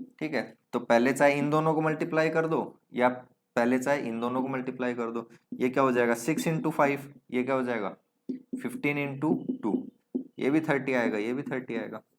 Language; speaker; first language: Hindi; native; Hindi